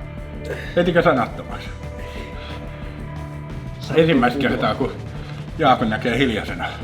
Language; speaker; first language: Finnish; native; Finnish